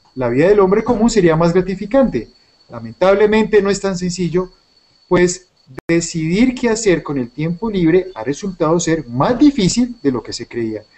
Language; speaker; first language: Spanish; native; Spanish